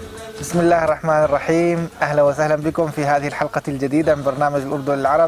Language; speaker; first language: Arabic; native; Arabic